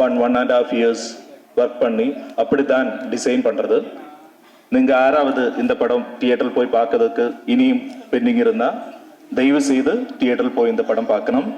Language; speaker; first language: Tamil; non-native, local second language; Malayalam